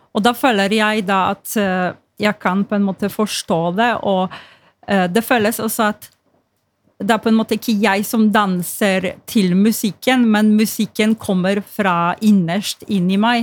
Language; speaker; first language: Norwegian; non-native, fluent; Polish